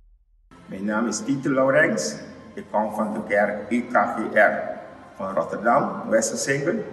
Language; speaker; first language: Dutch; non-native, learner; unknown